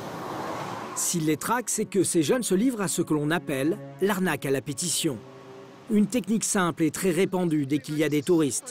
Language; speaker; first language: French; native; French